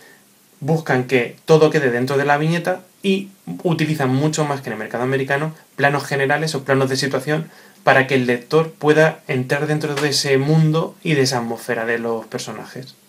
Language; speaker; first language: Spanish; native; Spanish